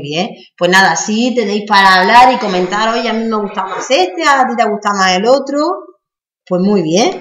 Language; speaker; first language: Spanish; native; Spanish